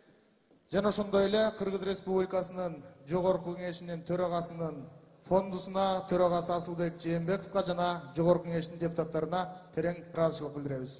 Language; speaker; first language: Kyrgyz; native; Kyrgyz